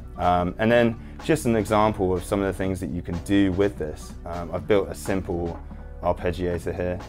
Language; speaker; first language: English; native; English